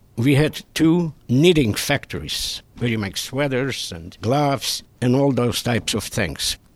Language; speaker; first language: English; non-native, fluent; Hungarian